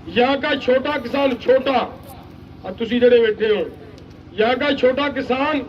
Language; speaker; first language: Hindi; non-native, local second language; Punjabi